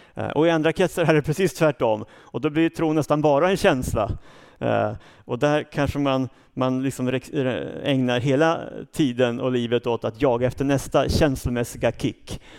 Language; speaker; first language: Swedish; native; Swedish